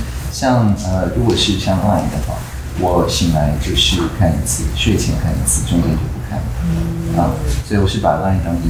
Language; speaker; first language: Chinese; native; Chinese